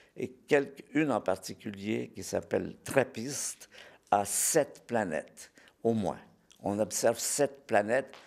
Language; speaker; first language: French; native; French